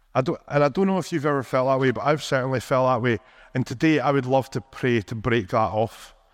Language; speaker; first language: English; native; English